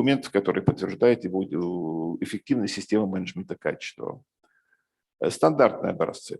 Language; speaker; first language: Russian; native; Russian